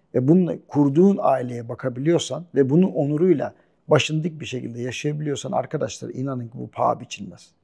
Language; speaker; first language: Turkish; native; Turkish